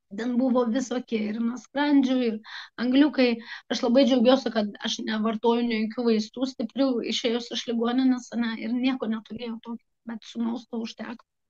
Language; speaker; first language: Lithuanian; non-native, local second language; Russian